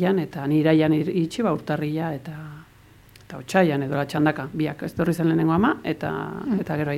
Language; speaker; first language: Basque; early bilingual, heritage; Spanish